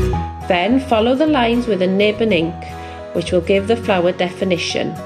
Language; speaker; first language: English; native; English